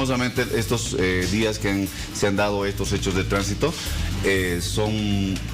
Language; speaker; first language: Spanish; native; Spanish